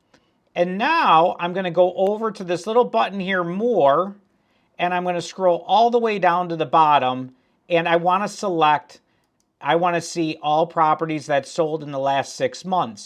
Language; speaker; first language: English; native; English